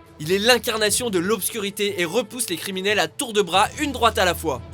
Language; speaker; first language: French; native; French